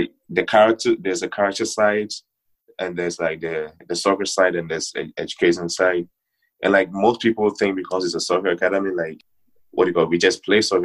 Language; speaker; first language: English; non-native, local second language; Ewe